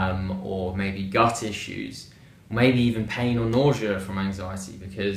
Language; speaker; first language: English; native; English